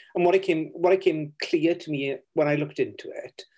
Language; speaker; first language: English; native; English